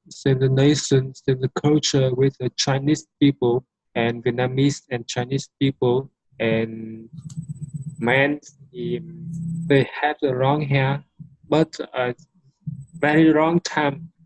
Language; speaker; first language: English; non-native, learner; Vietnamese